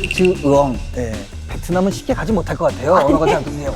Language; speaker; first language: Korean; native; Korean